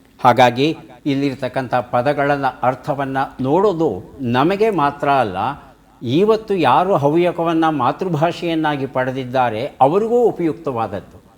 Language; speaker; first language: Kannada; native; Kannada